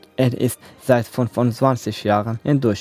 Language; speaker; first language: German; non-native, fluent; Persian